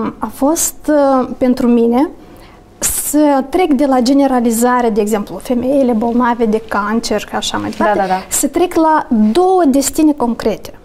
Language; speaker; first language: Romanian; native; Romanian